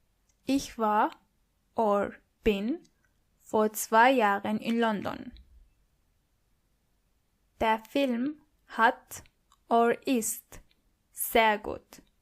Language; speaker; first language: German; non-native, fluent; English